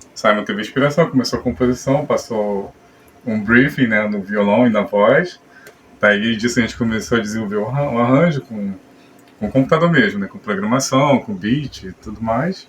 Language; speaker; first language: Portuguese; native; Portuguese